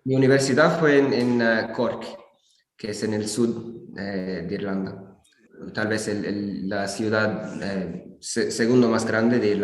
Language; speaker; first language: Spanish; non-native, learner; English